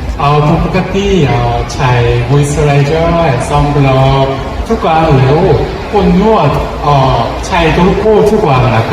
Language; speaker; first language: Thai; non-native, learner; Korean